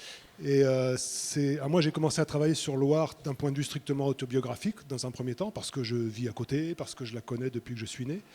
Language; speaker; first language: French; native; French